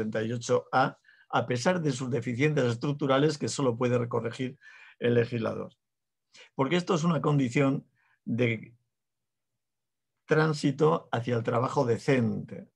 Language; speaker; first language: Spanish; native; Spanish